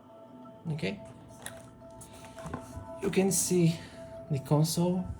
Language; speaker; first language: English; non-native, learner; Portuguese